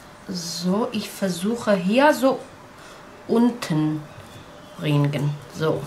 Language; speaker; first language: German; non-native, learner; Turkish